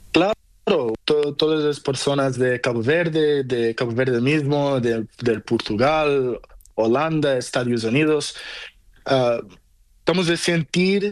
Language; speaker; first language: Spanish; non-native, learner; Portuguese